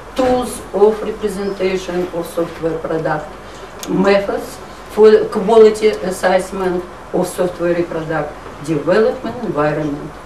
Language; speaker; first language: English; non-native, learner; Russian